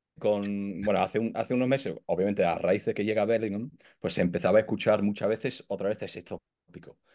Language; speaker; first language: Spanish; non-native, fluent; English